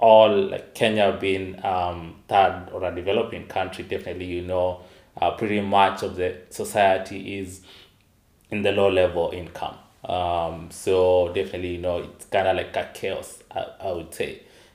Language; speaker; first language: English; non-native, local second language; Kamba